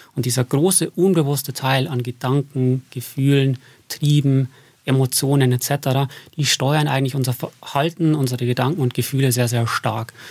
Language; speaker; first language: German; native; German